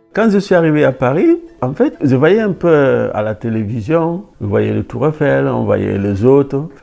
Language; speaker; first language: French; non-native, local second language; Wolof